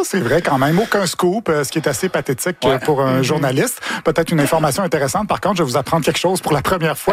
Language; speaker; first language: French; native; French